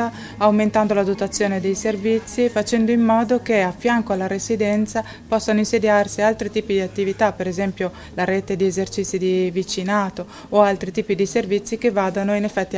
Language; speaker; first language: Italian; native; Italian